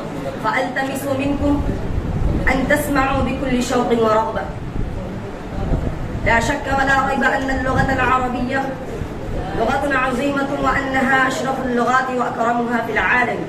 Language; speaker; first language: Arabic; non-native, learner; Urdu